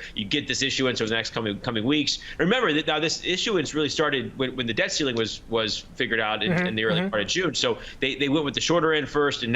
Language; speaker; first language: English; native; English